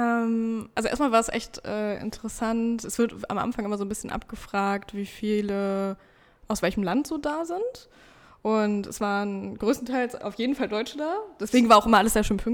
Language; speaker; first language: German; native; German